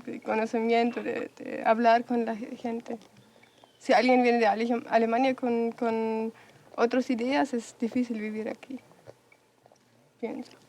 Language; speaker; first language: Spanish; non-native, fluent; German